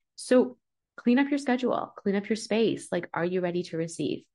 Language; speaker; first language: English; early bilingual, other home language; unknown